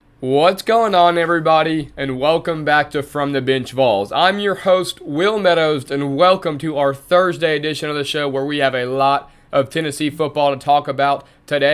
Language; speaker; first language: English; native; English